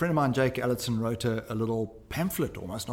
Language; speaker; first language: English; native; English